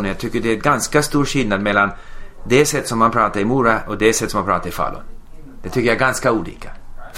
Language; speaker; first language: Swedish; non-native, fluent; English